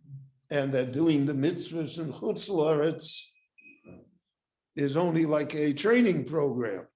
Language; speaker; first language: English; native; English